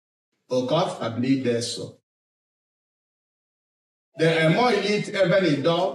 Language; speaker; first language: Swedish; non-native, fluent; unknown